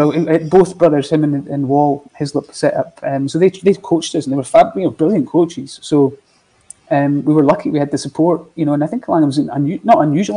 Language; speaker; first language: English; native; English